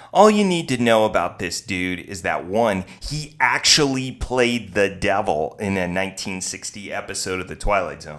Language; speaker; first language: English; native; English